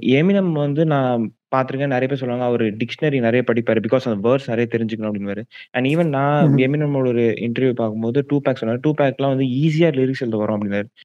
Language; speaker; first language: Tamil; native; Tamil